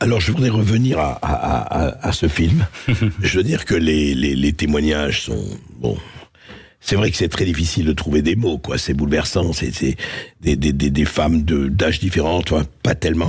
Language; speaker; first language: French; native; French